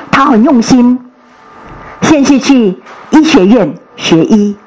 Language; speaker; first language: Chinese; non-native, fluent; Korean